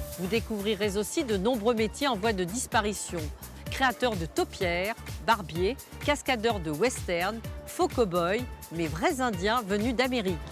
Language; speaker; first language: French; native; French